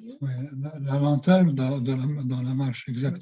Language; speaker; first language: French; non-native, fluent; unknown